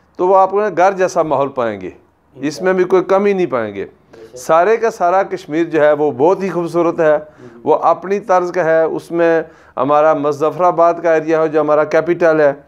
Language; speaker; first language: Urdu; non-native, local second language; Punjabi